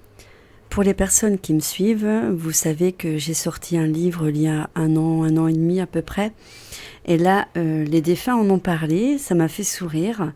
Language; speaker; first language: French; native; French